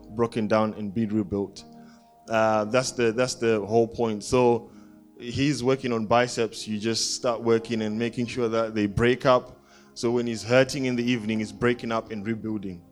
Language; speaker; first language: English; non-native, local second language; Shona